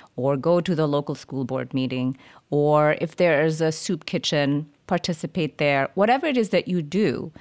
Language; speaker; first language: English; early bilingual, other home language; German